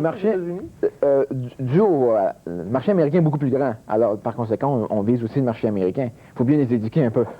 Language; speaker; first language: French; native; French